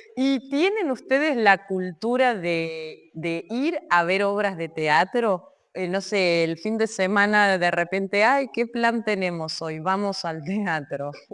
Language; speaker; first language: Spanish; native; Spanish